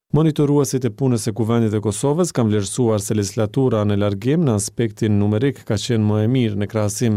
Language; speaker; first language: Albanian; native; Albanian